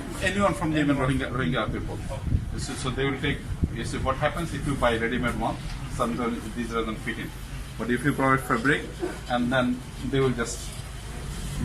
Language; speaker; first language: English; non-native, local second language; Bangla